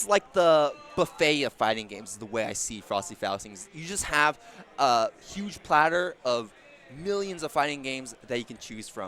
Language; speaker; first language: English; native; English